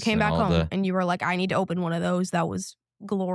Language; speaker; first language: English; native; English